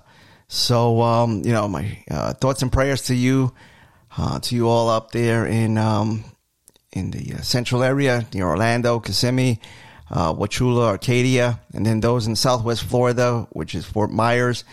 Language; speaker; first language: English; native; English